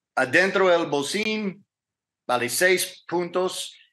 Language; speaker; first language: Spanish; non-native, learner; English